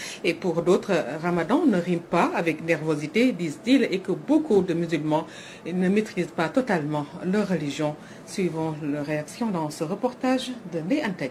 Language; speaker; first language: French; non-native, local second language; Wolof